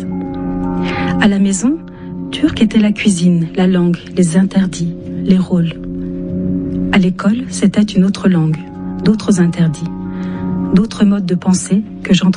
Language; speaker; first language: French; non-native, local second language; Turkish